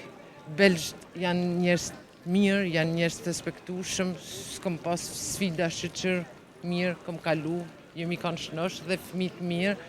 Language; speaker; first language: Albanian; early bilingual, heritage; Albanian